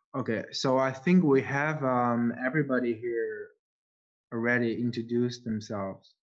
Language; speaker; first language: English; non-native, fluent; Chinese